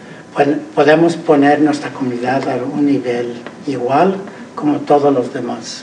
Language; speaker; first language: Spanish; early bilingual, heritage; Spanish